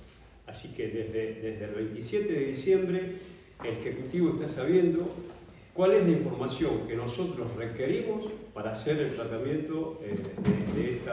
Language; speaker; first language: Spanish; native; Spanish